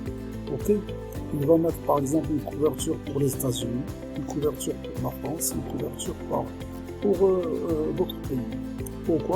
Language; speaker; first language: French; non-native, local second language; Arabic